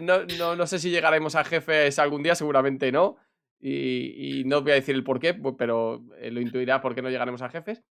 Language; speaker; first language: Spanish; native; Spanish